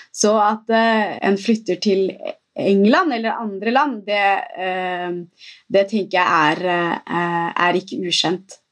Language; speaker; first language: Norwegian; early bilingual, other home language; Somali